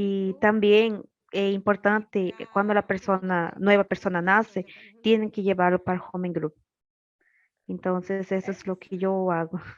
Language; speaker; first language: Spanish; non-native, learner; Portuguese